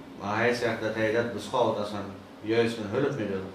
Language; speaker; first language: Dutch; native; Dutch